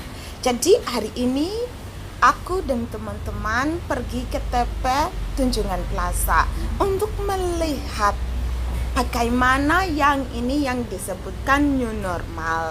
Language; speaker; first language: Indonesian; non-native, learner; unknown